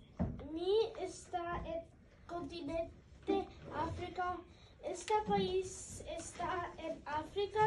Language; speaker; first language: Spanish; non-native, learner; English